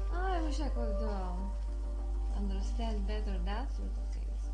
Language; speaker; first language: English; non-native, fluent; Romanian